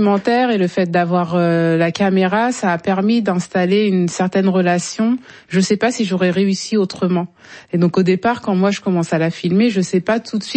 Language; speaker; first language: French; native; French